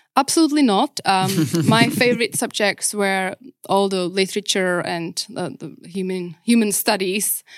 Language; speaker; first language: English; non-native, fluent; Czech